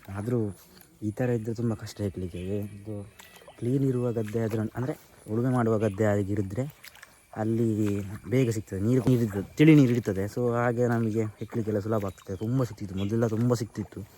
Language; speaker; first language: Kannada; non-native, local second language; Tulu